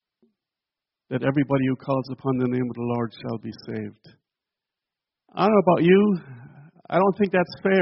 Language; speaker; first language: English; native; English